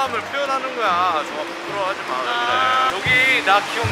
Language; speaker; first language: Korean; native; Korean